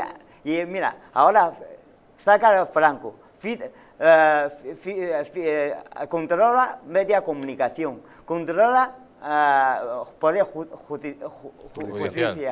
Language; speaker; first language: Spanish; non-native, learner; Chinese